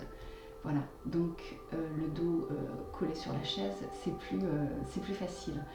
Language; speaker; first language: French; native; French